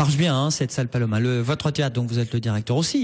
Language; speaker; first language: French; native; French